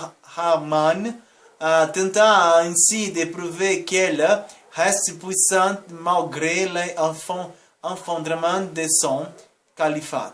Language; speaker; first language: French; non-native, learner; Portuguese